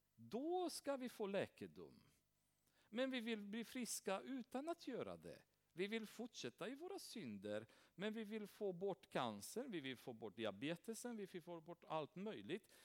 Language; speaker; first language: Swedish; non-native, fluent; Romanian